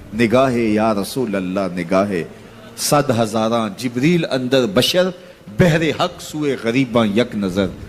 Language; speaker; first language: Urdu; non-native, local second language; Punjabi